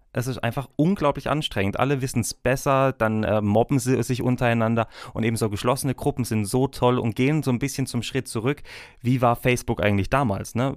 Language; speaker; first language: German; native; German